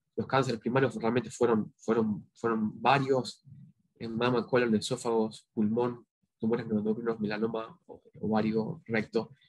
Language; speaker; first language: Spanish; native; Spanish